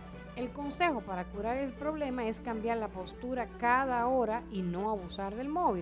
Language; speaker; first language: Spanish; native; Spanish